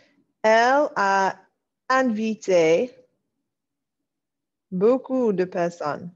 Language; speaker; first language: French; non-native, fluent; English